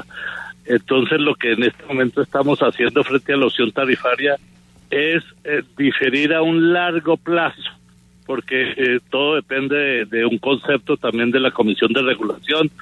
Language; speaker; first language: Spanish; native; Spanish